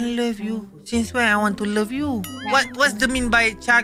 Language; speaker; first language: English; non-native, learner; Malay